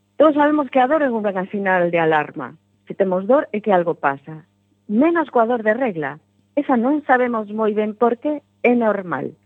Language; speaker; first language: Galician; non-native, local second language; Spanish